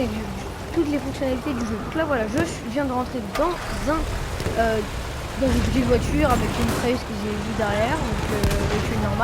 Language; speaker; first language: French; native; French